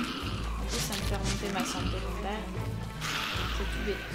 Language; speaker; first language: French; native; French